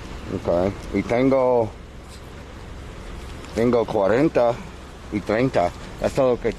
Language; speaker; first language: Spanish; non-native, learner; English